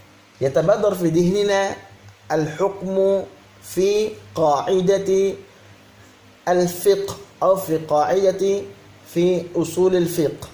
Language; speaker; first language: Arabic; non-native, fluent; Indonesian